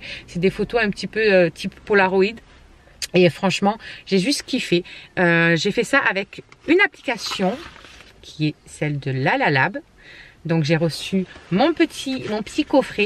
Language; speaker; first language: French; native; French